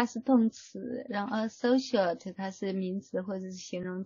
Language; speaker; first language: Chinese; native; Chinese